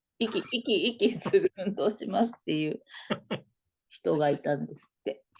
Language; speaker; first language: Japanese; native; Japanese